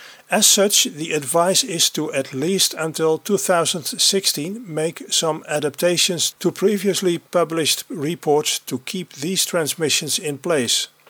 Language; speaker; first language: English; non-native, fluent; Dutch